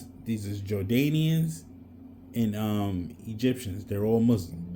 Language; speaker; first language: English; native; English